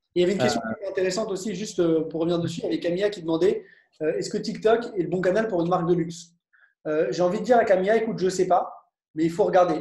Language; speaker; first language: French; native; French